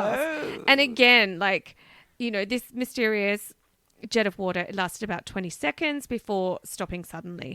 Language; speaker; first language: English; native; English